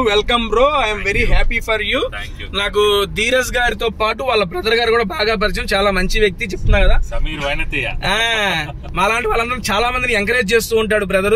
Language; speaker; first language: Telugu; native; Telugu